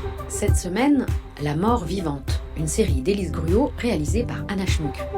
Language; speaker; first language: French; native; French